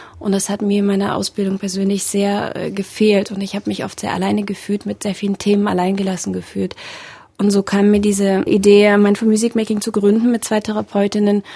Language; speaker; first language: German; early bilingual, other home language; Russian